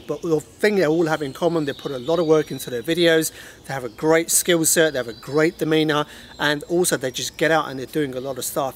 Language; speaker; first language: English; native; English